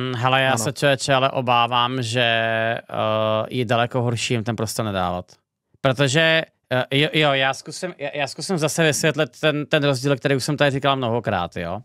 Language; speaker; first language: Czech; native; Czech